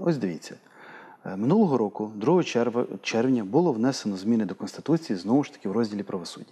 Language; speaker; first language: Ukrainian; native; Ukrainian